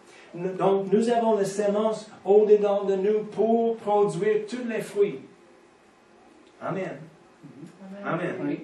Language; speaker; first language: French; non-native, fluent; English